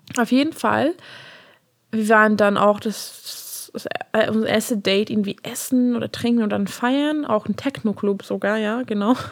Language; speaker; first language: German; non-native, fluent; Hungarian